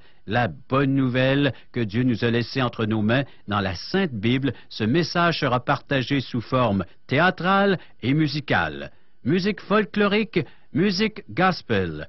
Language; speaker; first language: French; native; French